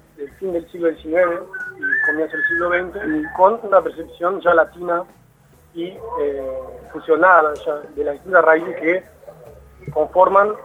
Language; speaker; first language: Spanish; non-native, fluent; Portuguese